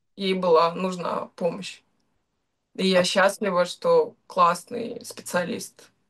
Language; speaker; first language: Russian; native; Russian